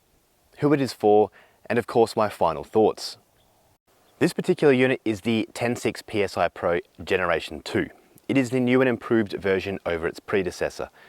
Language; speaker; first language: English; native; English